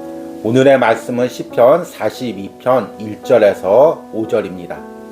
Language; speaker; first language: Korean; native; Korean